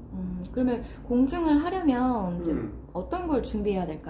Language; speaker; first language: Korean; native; Korean